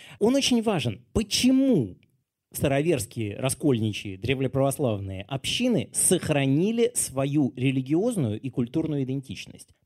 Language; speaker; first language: Russian; native; Russian